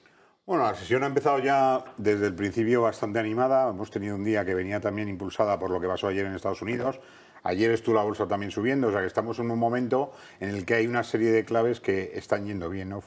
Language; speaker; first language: Spanish; native; Spanish